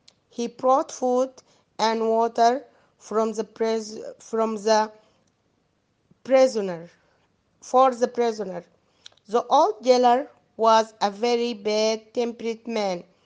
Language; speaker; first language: English; non-native, fluent; Arabic